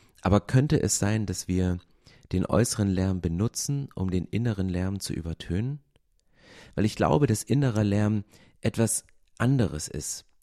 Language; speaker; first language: German; native; German